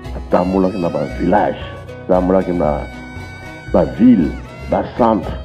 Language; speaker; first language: Lingala; non-native, local second language; Kongo